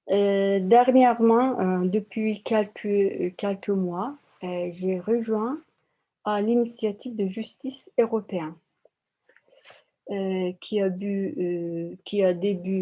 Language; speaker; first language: French; non-native, learner; Turkish